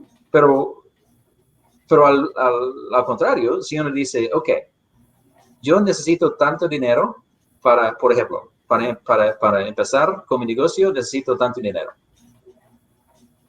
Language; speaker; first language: Spanish; non-native, fluent; English